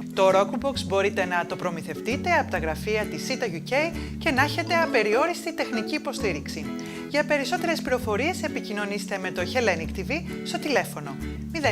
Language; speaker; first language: Greek; native; Greek